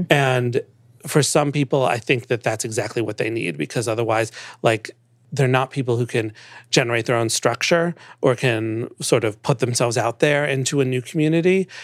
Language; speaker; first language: English; native; English